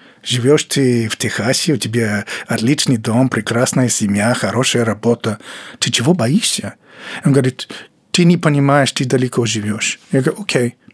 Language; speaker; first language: Russian; non-native, fluent; English